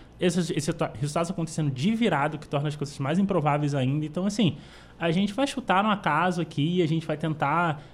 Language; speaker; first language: Portuguese; native; Portuguese